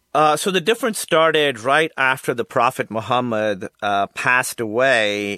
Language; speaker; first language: English; non-native, local second language; Urdu